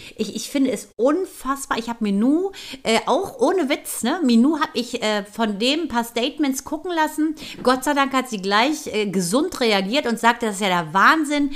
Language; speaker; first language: German; native; German